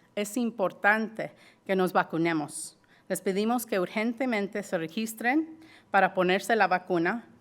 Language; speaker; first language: Spanish; early bilingual, heritage; Spanish